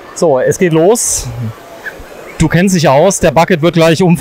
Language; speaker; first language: German; native; German